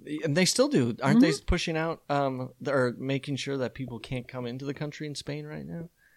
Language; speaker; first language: English; native; English